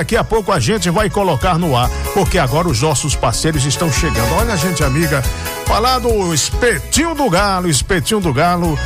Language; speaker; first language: Portuguese; native; Portuguese